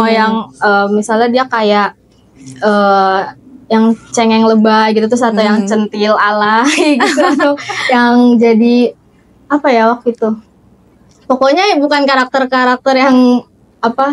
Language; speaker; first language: Indonesian; native; Indonesian